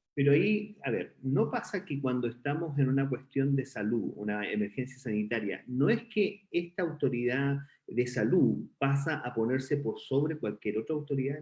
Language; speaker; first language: Spanish; native; Spanish